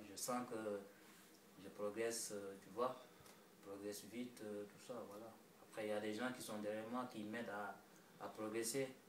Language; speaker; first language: French; non-native, local second language; Wolof